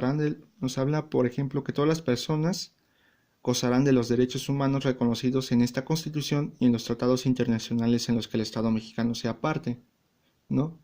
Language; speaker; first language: Spanish; native; Spanish